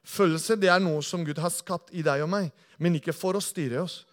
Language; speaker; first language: Norwegian; non-native, fluent; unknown